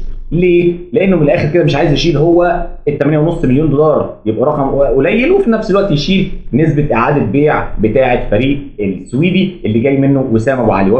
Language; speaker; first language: Arabic; native; Arabic